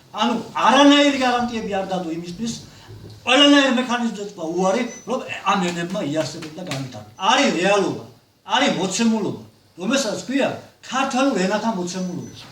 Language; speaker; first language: Georgian; non-native, local second language; Mingrelian